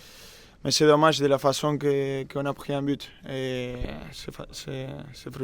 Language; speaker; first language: French; non-native, learner; Spanish